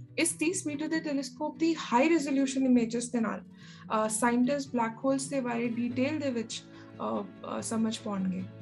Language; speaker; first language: Punjabi; non-native, local second language; Tamil